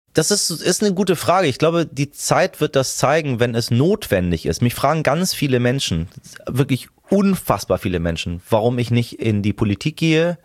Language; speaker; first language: German; early bilingual, other home language; Persian